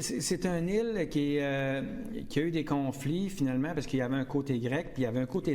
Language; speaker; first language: French; native; French